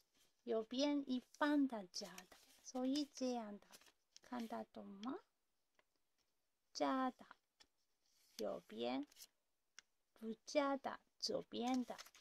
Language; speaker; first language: Chinese; non-native, learner; Japanese